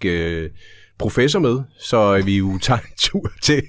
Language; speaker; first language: Danish; native; Danish